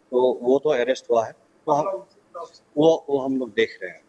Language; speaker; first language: Hindi; non-native, local second language; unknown